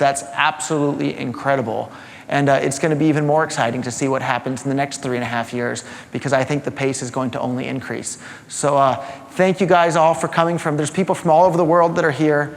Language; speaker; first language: English; native; English